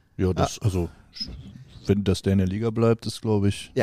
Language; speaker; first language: German; native; German